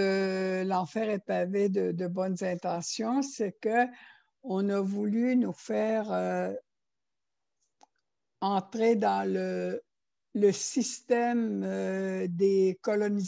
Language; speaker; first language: French; non-native, local second language; Innu-aimun